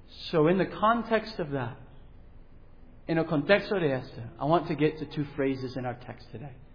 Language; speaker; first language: English; native; English